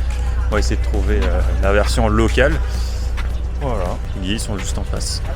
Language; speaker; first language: French; native; French